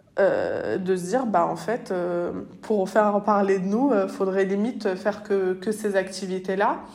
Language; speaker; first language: French; native; French